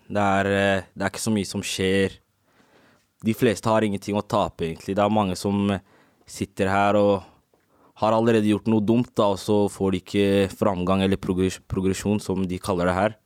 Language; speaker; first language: Norwegian; native; Norwegian